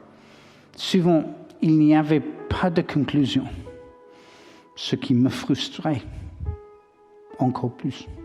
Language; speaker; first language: French; non-native, learner; English